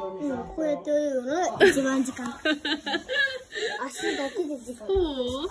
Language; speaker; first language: Japanese; native; Japanese